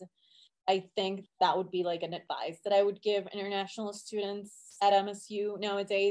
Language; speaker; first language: English; non-native, fluent; Spanish